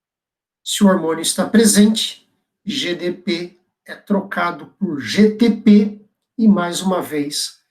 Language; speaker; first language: Portuguese; native; Portuguese